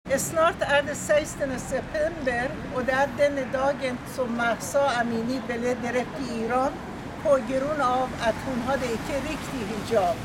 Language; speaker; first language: Norwegian; non-native, fluent; Persian